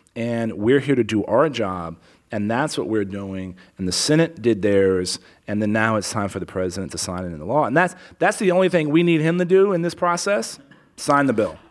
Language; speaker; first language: English; native; English